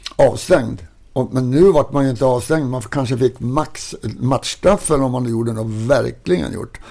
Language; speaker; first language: Swedish; native; Swedish